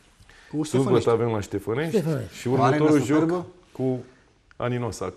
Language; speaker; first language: Romanian; native; Romanian